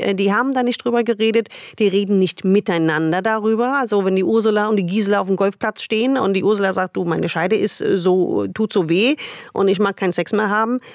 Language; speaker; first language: German; non-native, fluent; English